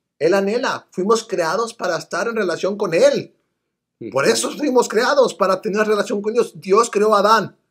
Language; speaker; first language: Spanish; early bilingual, other home language; English